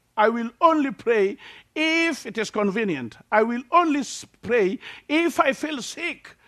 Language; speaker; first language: English; non-native, local second language; Luo (Kenya and Tanzania)